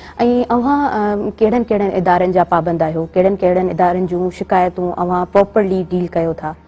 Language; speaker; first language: Sindhi; native; Sindhi